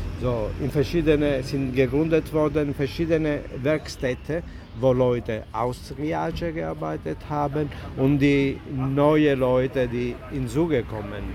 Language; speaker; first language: German; non-native, learner; Italian